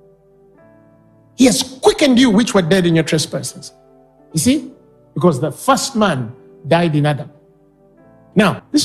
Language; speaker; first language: English; non-native, local second language; Ganda